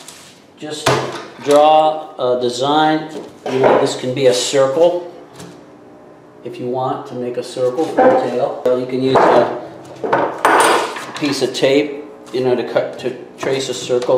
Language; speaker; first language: English; native; English